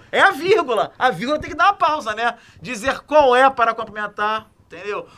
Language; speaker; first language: Portuguese; native; Portuguese